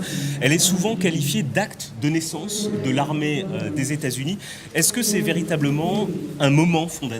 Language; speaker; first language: French; native; French